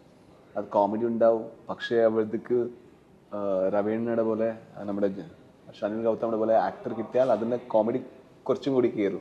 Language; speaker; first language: Malayalam; non-native, learner; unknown